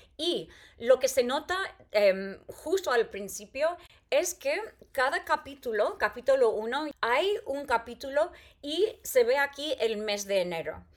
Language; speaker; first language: Spanish; non-native, fluent; English